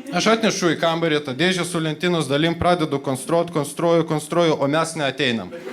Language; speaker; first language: Lithuanian; non-native, local second language; Polish